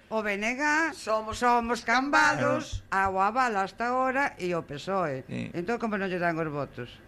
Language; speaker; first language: Galician; native; Galician